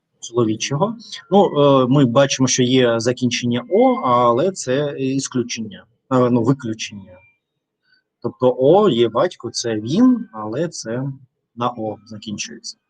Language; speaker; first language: Ukrainian; non-native, learner; Russian